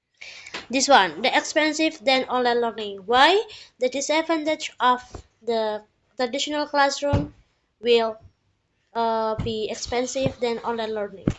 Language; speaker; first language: English; non-native, learner; Indonesian